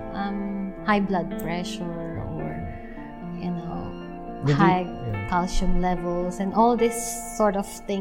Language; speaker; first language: English; non-native, local second language; Filipino